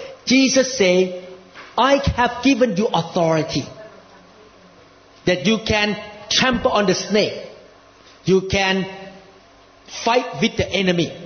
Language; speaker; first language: English; non-native, fluent; Thai